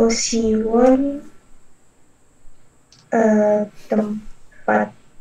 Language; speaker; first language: Korean; non-native, learner; Indonesian